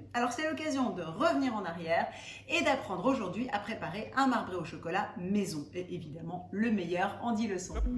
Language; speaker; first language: French; native; French